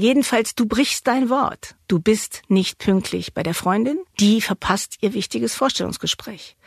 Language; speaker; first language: German; native; German